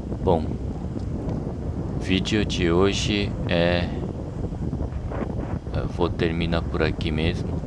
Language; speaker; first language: Portuguese; non-native, fluent; Korean